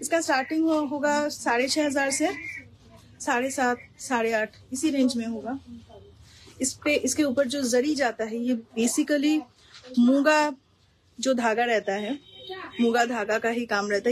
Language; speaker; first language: Hindi; non-native, local second language; Bangla